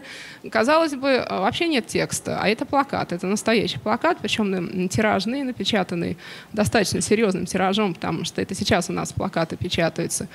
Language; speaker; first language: Russian; native; Russian